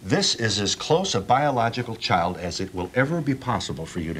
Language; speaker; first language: English; native; English